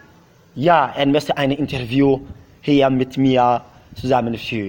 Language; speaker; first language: German; non-native, fluent; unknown